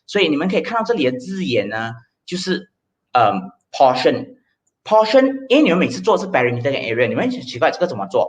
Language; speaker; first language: Chinese; native; Chinese